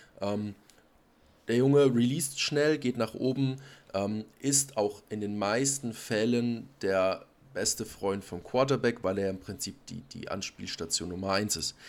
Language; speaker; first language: German; native; German